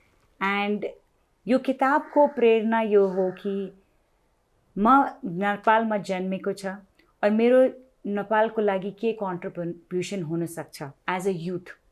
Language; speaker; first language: Nepali; non-native, local second language; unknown